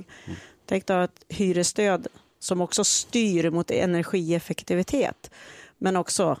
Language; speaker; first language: Swedish; native; Swedish